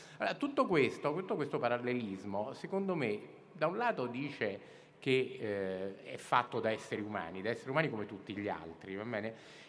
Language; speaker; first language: Italian; native; Italian